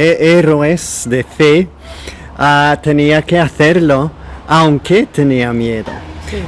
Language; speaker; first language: Spanish; non-native, learner; Swedish